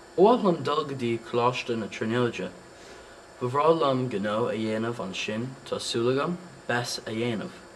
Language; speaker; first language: Irish; non-native, local second language; English